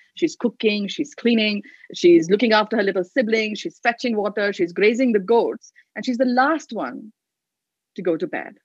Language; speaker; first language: English; non-native, local second language; Hindi